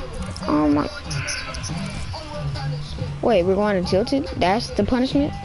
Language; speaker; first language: English; native; English